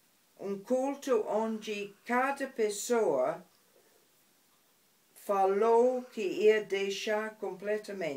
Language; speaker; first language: Portuguese; non-native, fluent; English